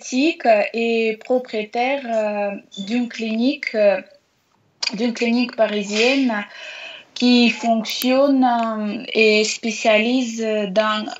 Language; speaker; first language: French; non-native, learner; Russian